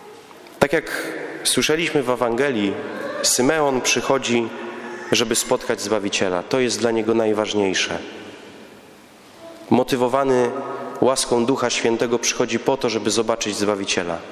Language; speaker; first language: Polish; native; Polish